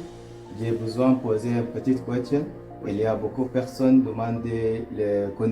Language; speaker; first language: French; non-native, learner; Arabic